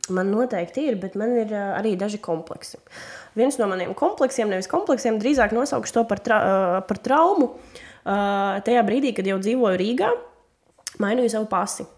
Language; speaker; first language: Latvian; non-native, local second language; Russian